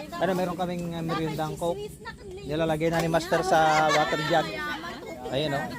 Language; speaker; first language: Filipino; non-native, local second language; Iloko